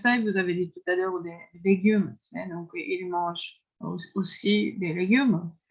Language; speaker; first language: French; non-native, fluent; Japanese